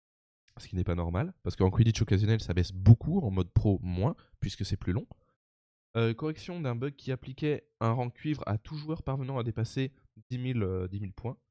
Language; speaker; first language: French; native; French